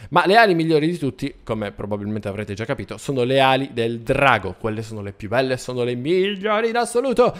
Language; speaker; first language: Italian; native; Italian